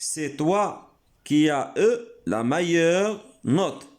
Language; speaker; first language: French; non-native, local second language; Arabic